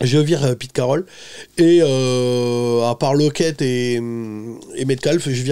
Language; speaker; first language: French; native; French